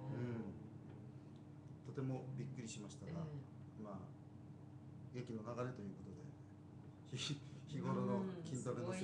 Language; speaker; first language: Japanese; native; Japanese